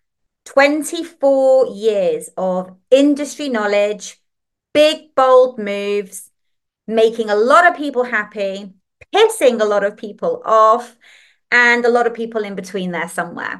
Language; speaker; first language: English; native; English